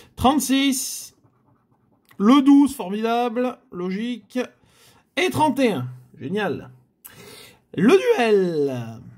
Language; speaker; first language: French; native; French